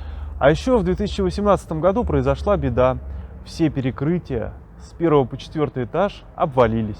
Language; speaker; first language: Russian; native; Russian